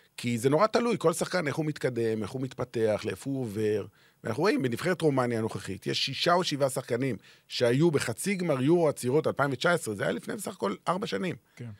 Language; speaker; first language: Hebrew; native; Hebrew